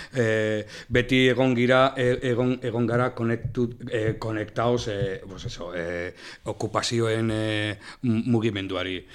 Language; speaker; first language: Basque; native; Basque